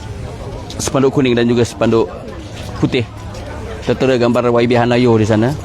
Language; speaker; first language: Malay; native; Malay